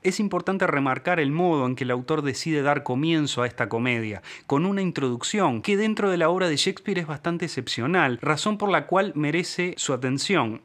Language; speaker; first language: Spanish; native; Spanish